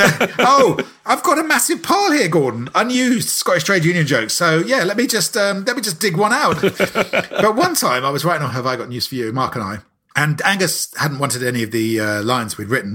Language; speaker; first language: English; native; English